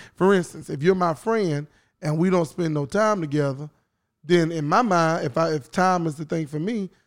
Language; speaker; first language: English; native; English